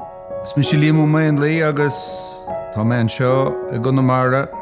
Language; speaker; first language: Irish; native; Irish